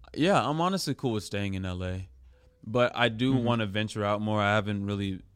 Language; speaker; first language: English; early bilingual, other home language; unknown